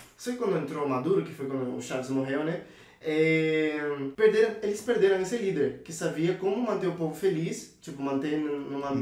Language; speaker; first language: Portuguese; non-native, fluent; Spanish